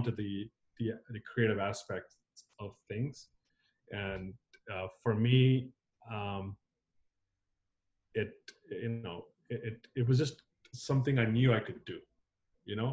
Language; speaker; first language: English; native; English